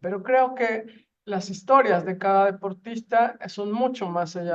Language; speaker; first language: Spanish; native; Spanish